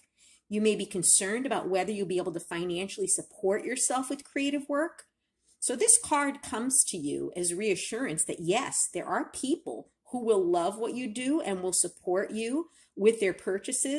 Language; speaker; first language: English; native; English